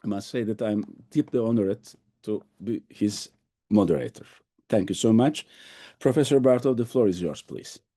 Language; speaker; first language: English; non-native, fluent; Turkish